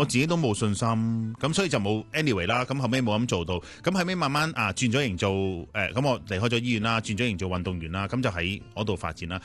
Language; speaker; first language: Cantonese; native; Cantonese